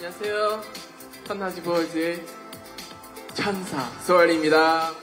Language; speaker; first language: Korean; non-native, learner; Chinese